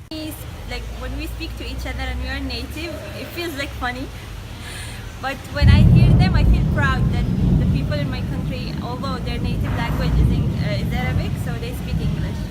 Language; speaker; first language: English; non-native, fluent; Arabic